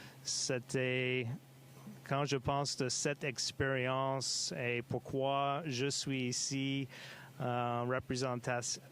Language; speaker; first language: French; non-native, fluent; English